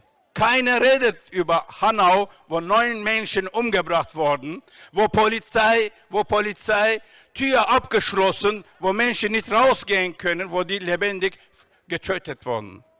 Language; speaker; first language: German; non-native, fluent; Turkish